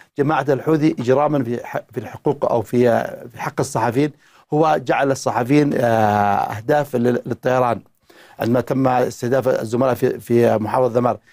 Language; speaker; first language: Arabic; native; Arabic